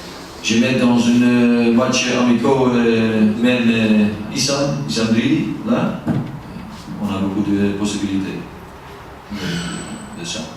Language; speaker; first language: French; non-native, learner; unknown